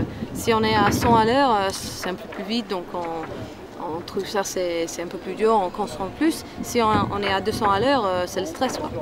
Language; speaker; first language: French; non-native, fluent; English